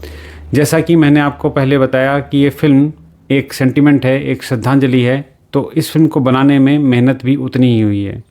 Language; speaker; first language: Hindi; native; Hindi